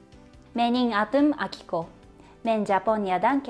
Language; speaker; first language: Kyrgyz; non-native, learner; Japanese